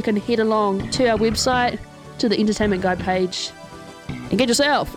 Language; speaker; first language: English; native; English